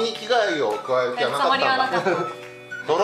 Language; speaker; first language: Japanese; native; Japanese